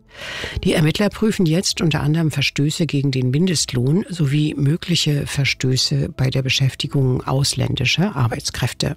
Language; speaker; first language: German; native; German